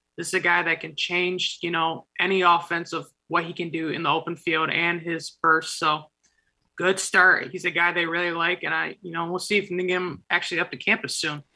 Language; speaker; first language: English; native; English